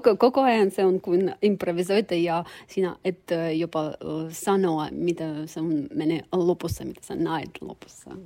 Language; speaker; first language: Finnish; non-native, learner; Turkish